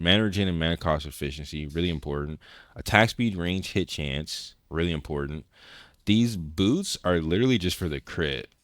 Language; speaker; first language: English; native; English